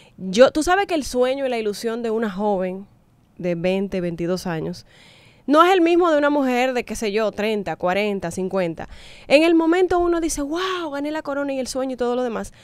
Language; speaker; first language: Spanish; native; Spanish